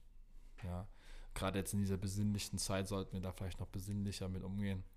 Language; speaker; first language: German; native; German